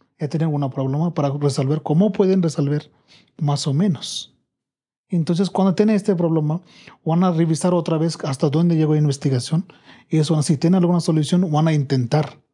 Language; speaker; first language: Spanish; non-native, learner; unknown